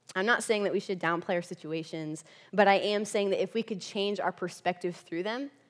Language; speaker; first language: English; native; English